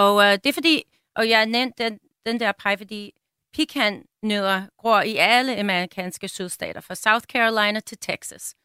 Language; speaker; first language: Danish; non-native, fluent; English